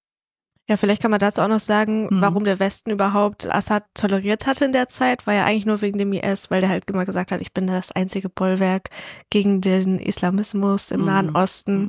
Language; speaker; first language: German; native; German